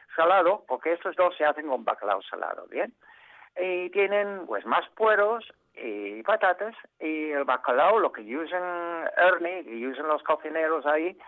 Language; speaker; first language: Spanish; non-native, fluent; English